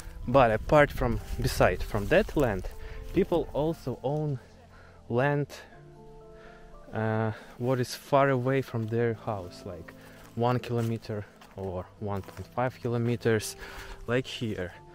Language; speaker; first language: English; non-native, fluent; Ukrainian